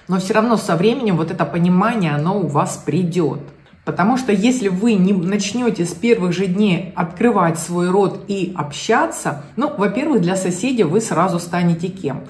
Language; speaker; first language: Russian; native; Russian